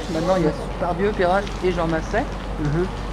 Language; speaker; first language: French; native; French